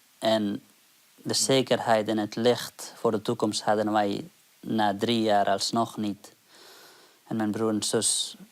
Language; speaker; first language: Dutch; non-native, fluent; Persian